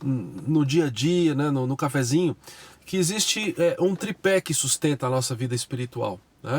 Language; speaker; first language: Portuguese; native; Portuguese